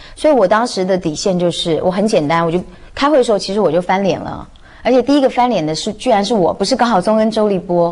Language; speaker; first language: Chinese; native; Chinese